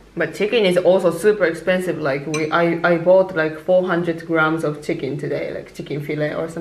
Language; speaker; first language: English; non-native, local second language; Japanese